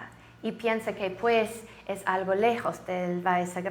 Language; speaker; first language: Spanish; non-native, learner; English